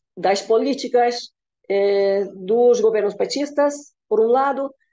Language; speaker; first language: Portuguese; non-native, fluent; Hungarian